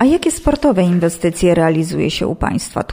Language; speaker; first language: Polish; native; Polish